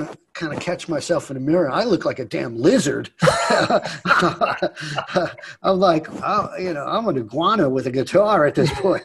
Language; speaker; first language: English; native; English